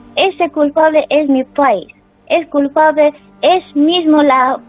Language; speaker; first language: Spanish; non-native, learner; Persian